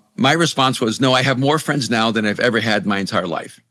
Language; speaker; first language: English; non-native, fluent; Spanish